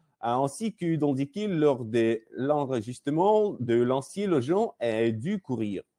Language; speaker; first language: French; non-native, learner; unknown